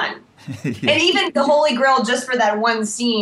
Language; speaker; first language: English; native; English